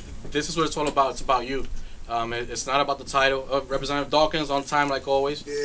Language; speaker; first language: English; early bilingual, other home language; Spanish